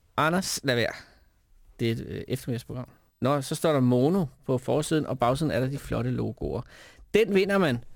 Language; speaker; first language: Danish; native; Danish